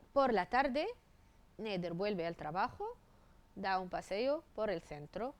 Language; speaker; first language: Spanish; non-native, fluent; Arabic